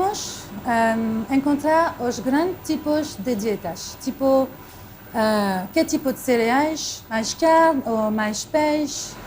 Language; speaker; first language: Portuguese; non-native, fluent; French